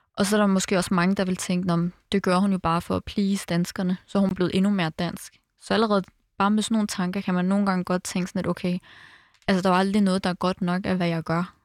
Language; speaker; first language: Danish; early bilingual, other home language; Arabic